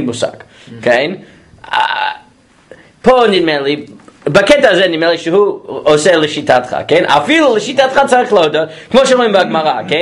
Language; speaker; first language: Hebrew; non-native, fluent; English